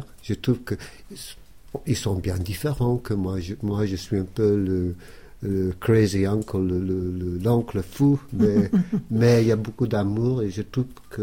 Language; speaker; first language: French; non-native, fluent; English